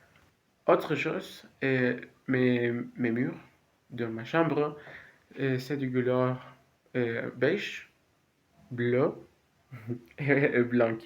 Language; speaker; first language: French; non-native, learner; Spanish